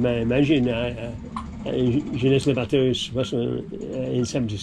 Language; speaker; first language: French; non-native, learner; English